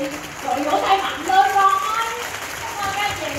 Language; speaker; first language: Vietnamese; native; Vietnamese